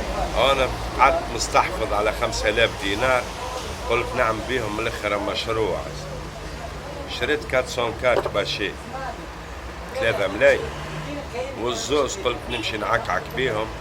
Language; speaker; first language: Arabic; native; Arabic